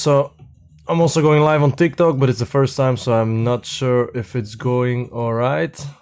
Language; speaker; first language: English; non-native, fluent; Dutch